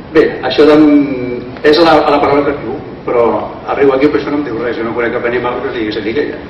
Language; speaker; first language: Catalan; native; Catalan